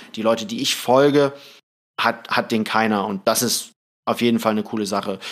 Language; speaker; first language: German; early bilingual, other home language; Thai